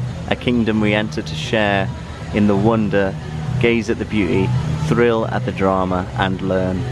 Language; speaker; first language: English; native; English